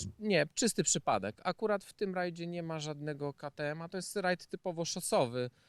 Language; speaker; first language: Polish; native; Polish